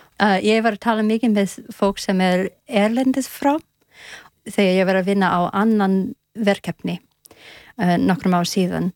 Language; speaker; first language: Icelandic; non-native, learner; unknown